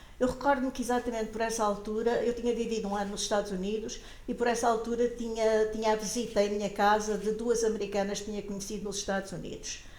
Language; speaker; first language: Portuguese; native; Portuguese